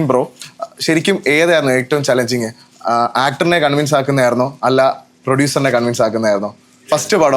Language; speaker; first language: Malayalam; native; Malayalam